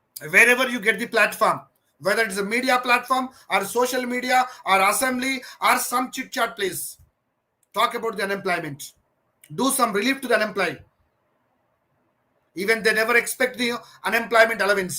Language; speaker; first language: English; non-native, local second language; Telugu